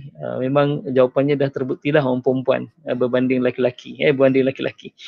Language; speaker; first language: Malay; native; Malay